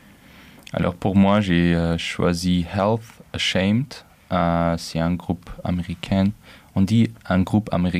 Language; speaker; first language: French; non-native, local second language; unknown